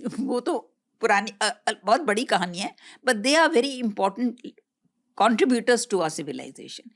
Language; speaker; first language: Hindi; native; Hindi